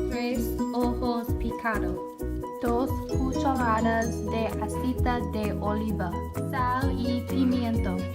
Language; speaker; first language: Spanish; non-native, learner; English